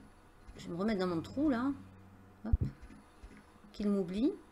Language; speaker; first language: French; native; French